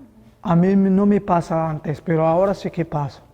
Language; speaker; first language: Spanish; non-native, learner; Arabic